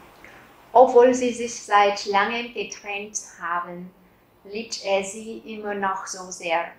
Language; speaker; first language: German; non-native, fluent; Vietnamese